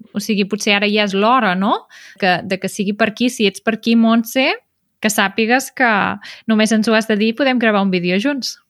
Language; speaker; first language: Catalan; native; Catalan